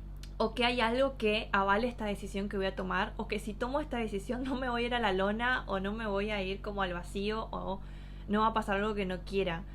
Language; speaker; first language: Spanish; native; Spanish